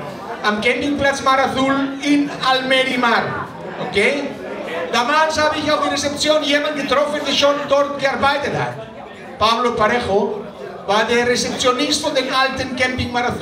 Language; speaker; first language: German; non-native, fluent; Spanish